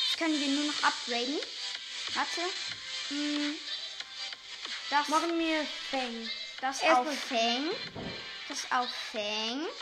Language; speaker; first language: German; native; German